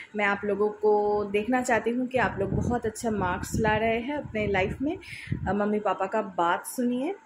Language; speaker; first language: Hindi; non-native, local second language; Bangla